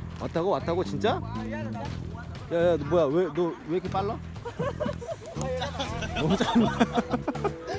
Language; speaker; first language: Korean; native; Korean